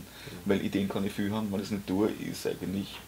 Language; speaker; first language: German; native; German